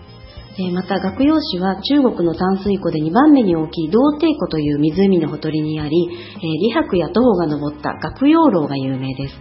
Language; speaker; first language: Japanese; native; Japanese